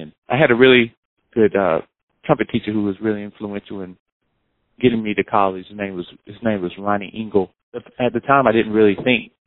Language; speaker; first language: English; native; English